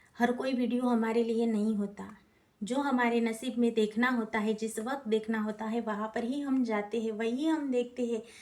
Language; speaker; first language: Hindi; non-native, local second language; Marathi